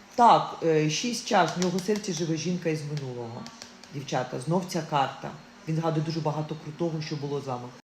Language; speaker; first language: Ukrainian; non-native, local second language; Russian